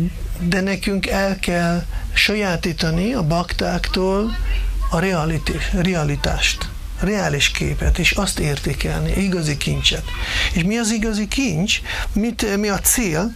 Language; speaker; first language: Hungarian; non-native, fluent; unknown